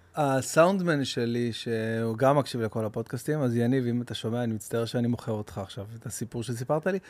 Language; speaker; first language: Hebrew; native; Hebrew